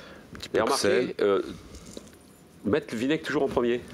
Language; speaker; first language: French; native; French